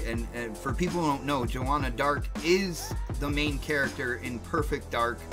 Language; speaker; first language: English; native; English